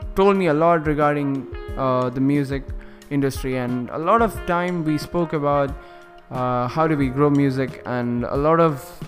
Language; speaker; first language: English; non-native, local second language; Malayalam